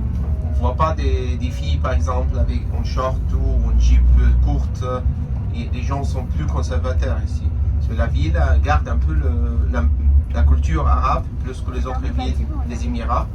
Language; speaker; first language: French; non-native, fluent; Arabic